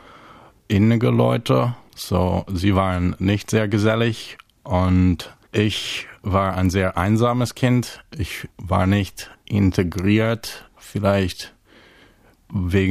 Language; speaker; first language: German; non-native, fluent; English